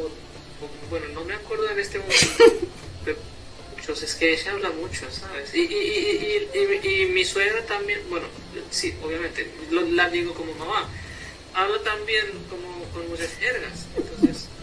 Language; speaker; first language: Spanish; non-native, fluent; Hindi